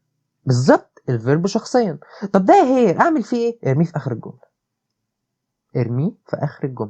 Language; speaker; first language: Arabic; native; Arabic